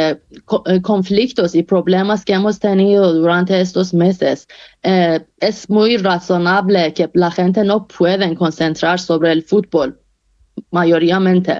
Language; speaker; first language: Spanish; non-native, fluent; Persian